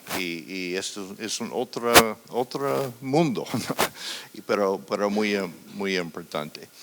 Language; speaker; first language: Spanish; non-native, fluent; English